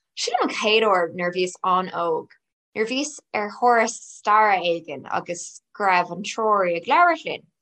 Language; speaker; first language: Irish; non-native, local second language; English